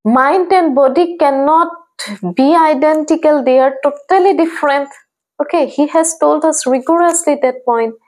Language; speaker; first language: English; non-native, local second language; Assamese